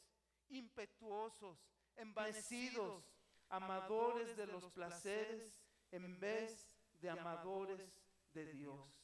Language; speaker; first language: Spanish; native; Spanish